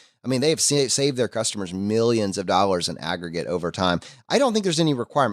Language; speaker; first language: English; native; English